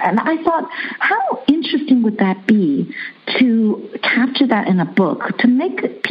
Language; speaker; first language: English; early bilingual, other home language; Chinese